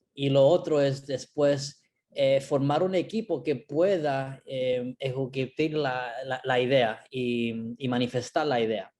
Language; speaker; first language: Spanish; early bilingual, heritage; Spanish